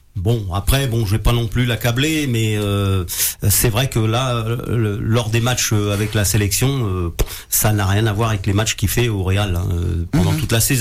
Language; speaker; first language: French; native; French